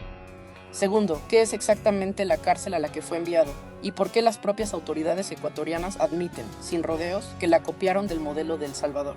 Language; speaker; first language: Spanish; native; Spanish